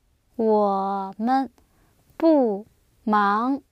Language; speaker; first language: Chinese; non-native, learner; English